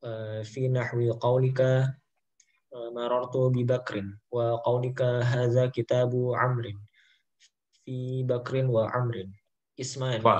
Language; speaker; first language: Arabic; non-native, learner; Indonesian